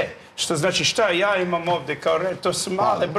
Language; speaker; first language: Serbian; non-native, learner; English